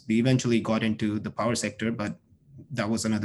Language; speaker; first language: English; non-native, local second language; Hindi